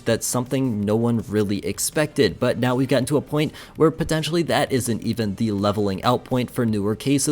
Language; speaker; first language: English; native; English